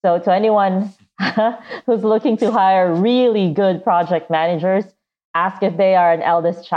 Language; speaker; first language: English; non-native, local second language; Cebuano